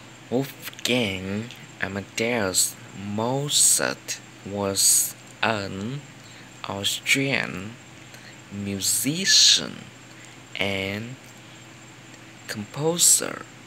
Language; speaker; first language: English; non-native, learner; Vietnamese